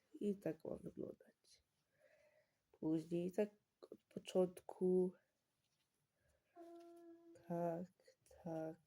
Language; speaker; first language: Polish; early bilingual, heritage; Polish